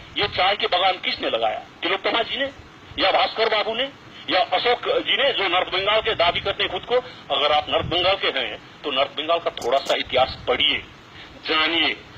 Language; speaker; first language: Hindi; non-native, local second language; Nepali